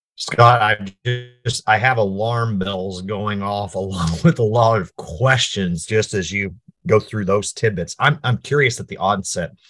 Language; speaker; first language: English; native; English